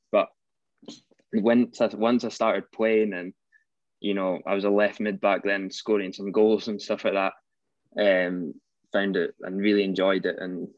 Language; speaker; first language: English; native; English